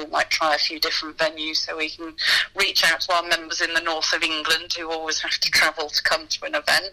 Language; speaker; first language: English; native; English